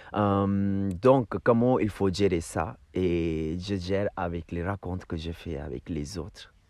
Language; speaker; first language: French; non-native, fluent; Hindi